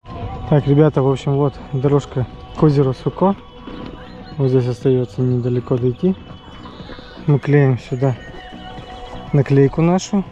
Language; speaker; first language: Russian; native; Russian